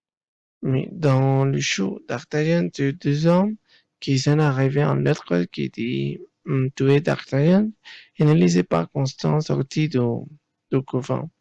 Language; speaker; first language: French; non-native, learner; Spanish